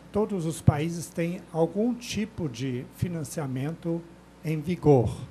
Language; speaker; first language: Portuguese; non-native, fluent; German